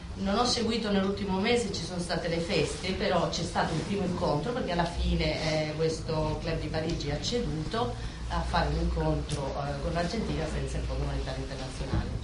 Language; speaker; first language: Italian; non-native, fluent; Spanish